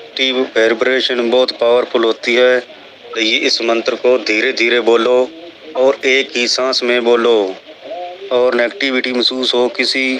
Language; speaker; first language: Hindi; non-native, local second language; Punjabi